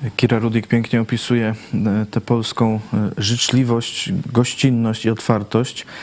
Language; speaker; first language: Polish; native; Polish